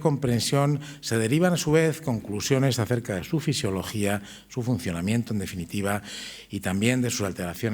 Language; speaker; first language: Spanish; native; Spanish